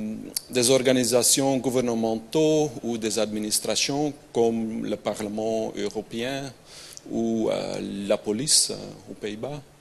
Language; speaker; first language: French; non-native, local second language; Dutch